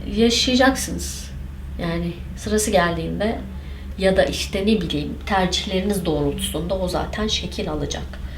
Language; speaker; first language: Turkish; non-native, local second language; Kurdish